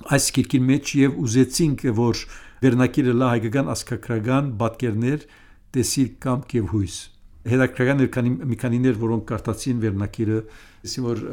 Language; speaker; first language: Armenian; early bilingual, heritage; Armenian